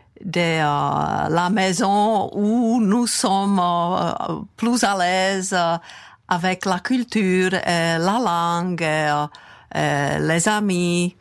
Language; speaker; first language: French; non-native, fluent; Czech